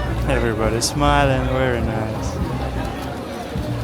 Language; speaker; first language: English; non-native, fluent; Russian